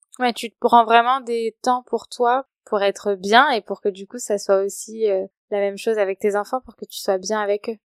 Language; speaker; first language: French; native; French